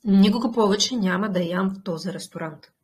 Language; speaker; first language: Bulgarian; non-native, fluent; Russian